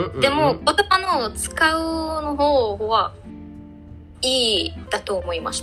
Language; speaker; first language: Japanese; non-native, learner; Arabic